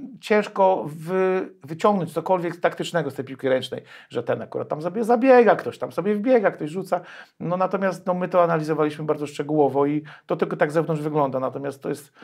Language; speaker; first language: Polish; native; Polish